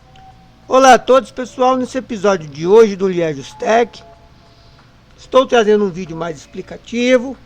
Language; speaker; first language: Portuguese; native; Portuguese